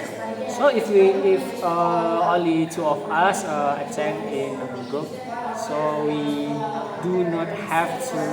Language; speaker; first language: English; non-native, learner; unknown